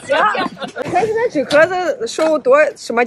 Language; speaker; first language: Chinese; non-native, fluent; Russian